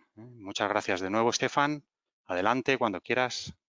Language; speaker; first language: Spanish; native; Spanish